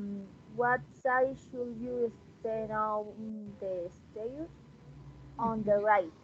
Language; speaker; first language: English; non-native, learner; Spanish